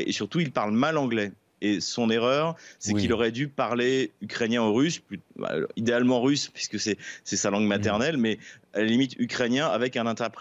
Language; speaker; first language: French; native; French